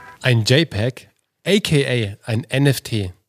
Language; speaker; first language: German; native; German